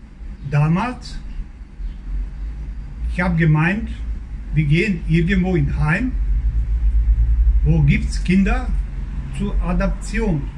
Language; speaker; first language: German; non-native, learner; Croatian